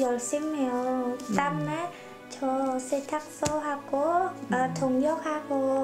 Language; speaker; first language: Korean; non-native, learner; Khmer